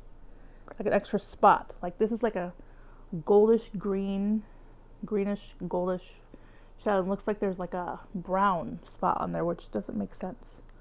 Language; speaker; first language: English; native; English